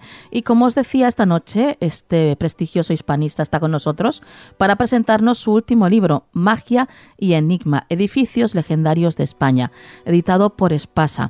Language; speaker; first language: Spanish; native; Spanish